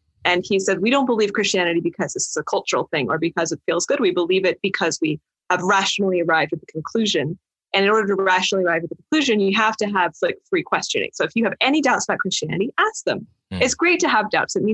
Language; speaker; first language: English; native; English